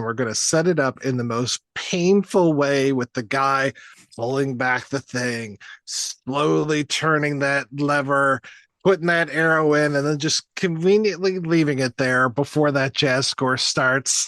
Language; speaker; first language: English; native; English